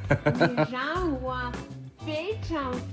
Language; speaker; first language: Chinese; non-native, learner; Russian